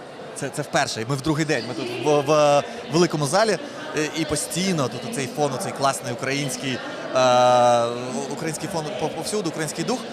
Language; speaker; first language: Ukrainian; native; Ukrainian